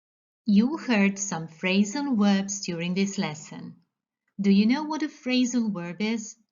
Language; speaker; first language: English; non-native, fluent; Croatian